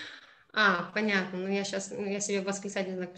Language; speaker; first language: Russian; native; Russian